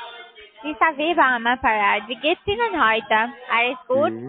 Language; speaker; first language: German; non-native, learner; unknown